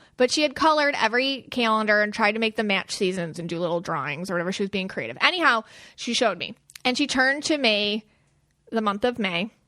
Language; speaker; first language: English; native; English